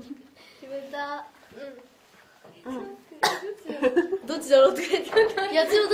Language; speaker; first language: Japanese; native; Japanese